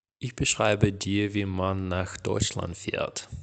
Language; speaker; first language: German; non-native, fluent; Ukrainian